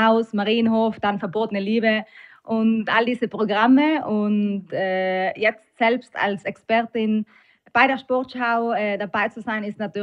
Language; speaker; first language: German; native; German